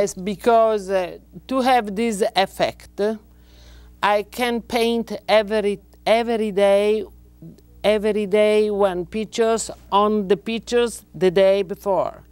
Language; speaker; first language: English; non-native, learner; Italian